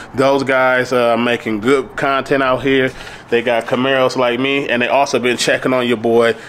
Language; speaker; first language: English; native; English